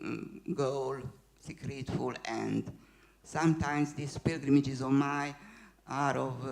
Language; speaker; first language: English; non-native, fluent; Hungarian